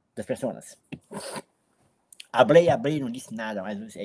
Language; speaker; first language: Spanish; non-native, learner; Portuguese